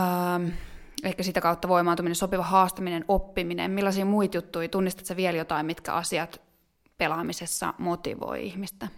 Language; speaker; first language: Finnish; native; Finnish